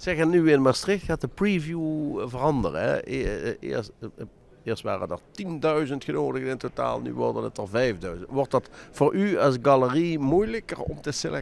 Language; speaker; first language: Dutch; native; Dutch